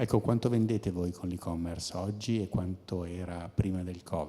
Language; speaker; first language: Italian; native; Italian